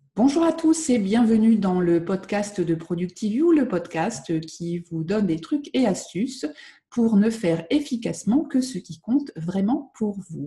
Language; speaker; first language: French; native; French